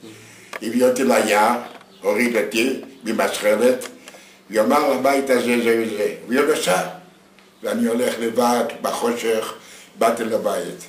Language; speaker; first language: Hebrew; non-native, fluent; Yiddish